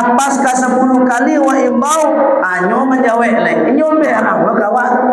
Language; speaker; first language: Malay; non-native, local second language; Minangkabau